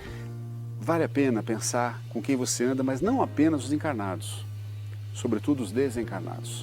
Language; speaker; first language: Portuguese; native; Portuguese